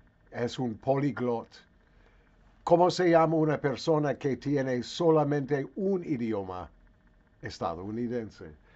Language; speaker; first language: Spanish; non-native, fluent; English